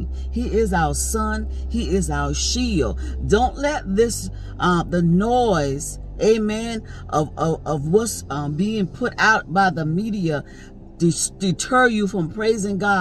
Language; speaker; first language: English; native; English